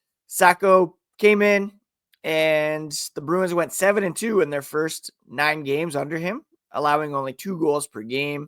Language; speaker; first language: English; native; English